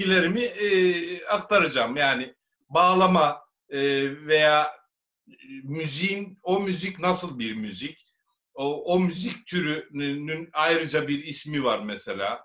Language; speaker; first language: Turkish; native; Turkish